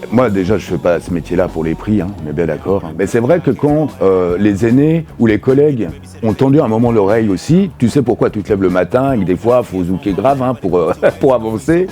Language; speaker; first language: French; native; French